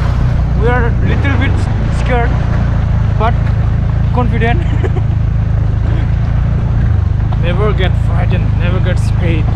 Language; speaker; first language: English; non-native, learner; Bodo